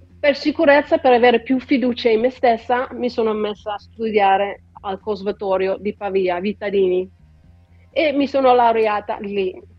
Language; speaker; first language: Italian; non-native, fluent; Dutch